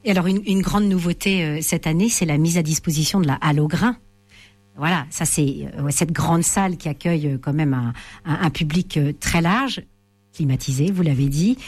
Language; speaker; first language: French; native; French